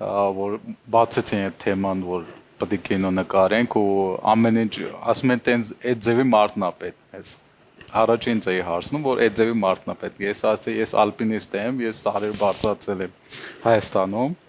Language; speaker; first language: Armenian; non-native, learner; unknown